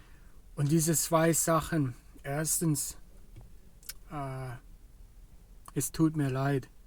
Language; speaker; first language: German; non-native, fluent; English